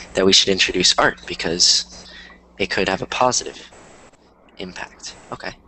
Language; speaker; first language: English; native; English